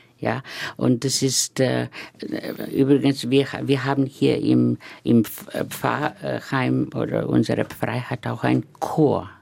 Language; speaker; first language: German; non-native, fluent; Slovenian